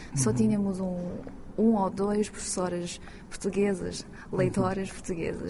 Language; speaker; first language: Portuguese; non-native, fluent; Chinese